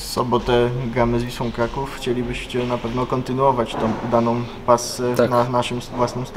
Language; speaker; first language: Polish; native; Polish